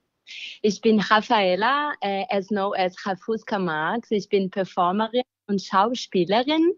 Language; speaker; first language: German; non-native, learner; Portuguese